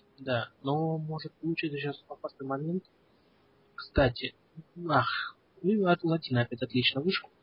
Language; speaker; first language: Russian; early bilingual, heritage; Russian